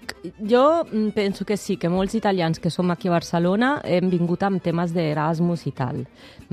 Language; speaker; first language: Catalan; non-native, fluent; Italian